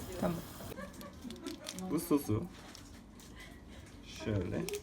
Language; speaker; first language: Turkish; non-native, fluent; Korean